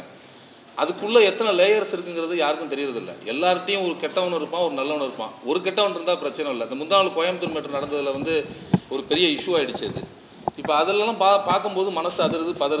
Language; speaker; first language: Tamil; native; Tamil